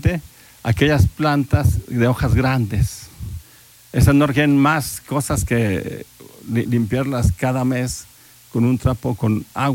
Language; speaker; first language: Spanish; native; Spanish